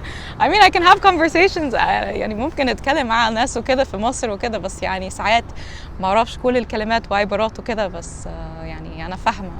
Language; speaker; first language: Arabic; non-native, learner; English